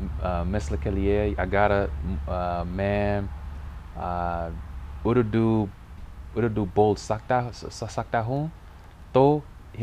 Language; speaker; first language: Hindi; non-native, learner; English